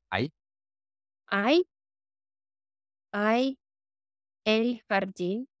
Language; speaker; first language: Spanish; non-native, learner; English